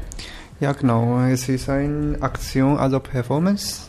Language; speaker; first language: German; non-native, learner; Chinese